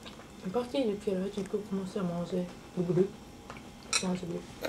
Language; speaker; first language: French; non-native, learner; Japanese